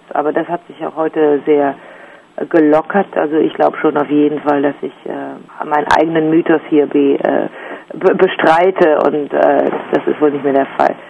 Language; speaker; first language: German; native; German